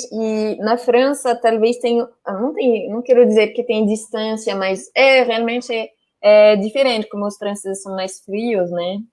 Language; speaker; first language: Portuguese; non-native, fluent; French